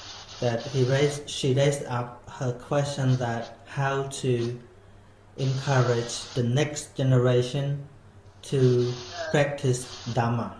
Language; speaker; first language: English; non-native, fluent; Khmer